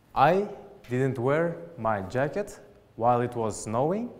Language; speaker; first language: English; non-native, fluent; Uzbek